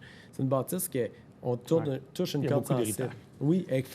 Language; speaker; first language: French; native; French